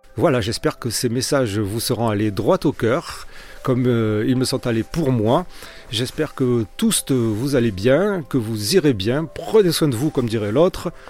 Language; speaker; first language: French; native; French